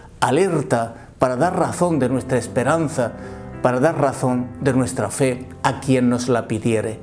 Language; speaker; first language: Spanish; native; Spanish